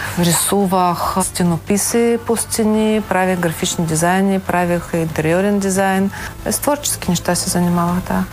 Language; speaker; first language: Bulgarian; non-native, fluent; Ukrainian